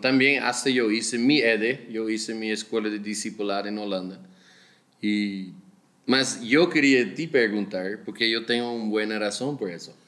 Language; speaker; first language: Spanish; non-native, learner; Dutch